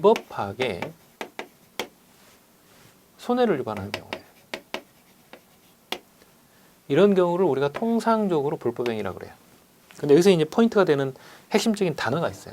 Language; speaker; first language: Korean; native; Korean